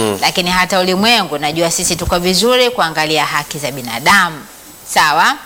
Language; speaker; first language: Swahili; native; Swahili